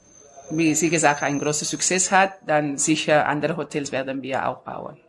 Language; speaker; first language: German; non-native, learner; Spanish